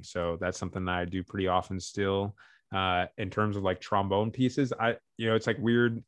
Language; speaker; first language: English; native; English